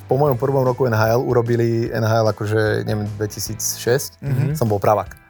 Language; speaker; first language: Slovak; native; Slovak